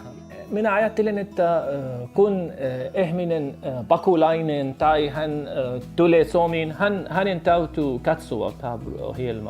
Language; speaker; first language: Finnish; non-native, learner; Arabic